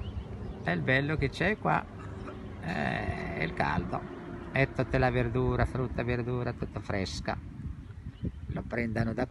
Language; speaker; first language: Italian; non-native, learner; Arabic